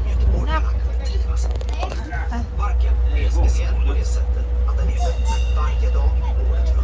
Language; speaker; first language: Swedish; native; Swedish